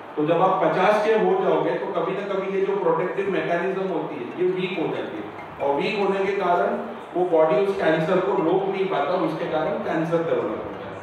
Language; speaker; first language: Hindi; non-native, local second language; Marathi